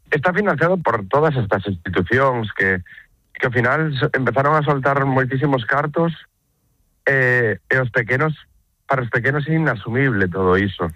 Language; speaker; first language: Galician; non-native, local second language; Spanish